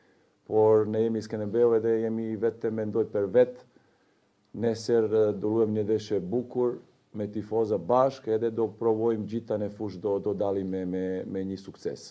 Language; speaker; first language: Albanian; non-native, learner; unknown